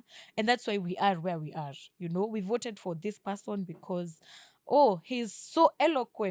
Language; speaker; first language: English; non-native, local second language; Swahili